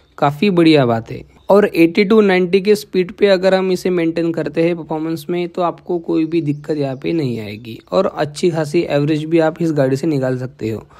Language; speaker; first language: Hindi; non-native, local second language; Marathi